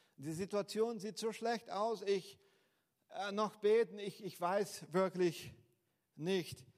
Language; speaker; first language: German; non-native, fluent; Portuguese